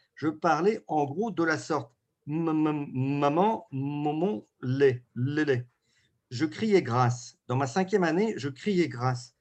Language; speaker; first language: French; early bilingual, other home language; Russian